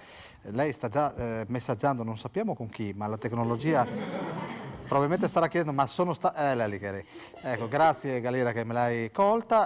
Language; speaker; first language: Italian; native; Italian